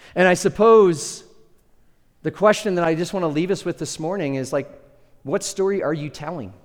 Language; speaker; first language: English; early bilingual, other home language; Spanish